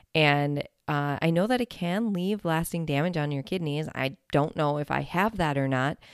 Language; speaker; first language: English; native; English